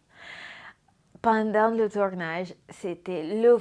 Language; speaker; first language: French; non-native, fluent; Russian